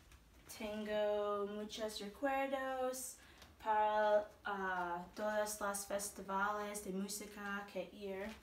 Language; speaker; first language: Spanish; non-native, learner; English